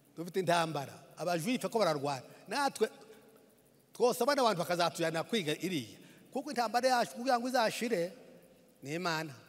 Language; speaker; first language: Kinyarwanda; native; Kinyarwanda